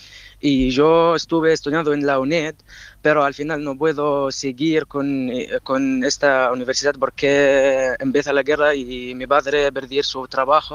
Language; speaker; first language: Spanish; non-native, learner; Arabic